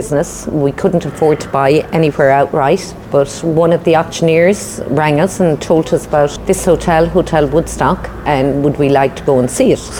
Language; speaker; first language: English; native; English